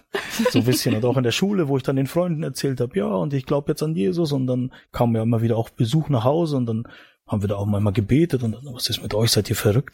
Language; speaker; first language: German; native; German